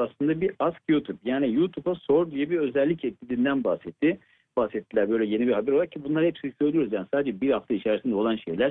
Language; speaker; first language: Turkish; native; Turkish